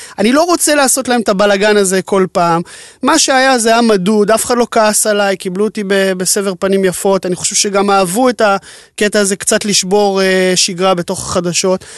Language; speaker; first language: Hebrew; native; Hebrew